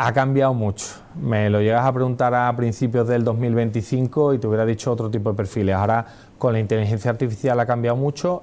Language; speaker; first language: Spanish; native; Spanish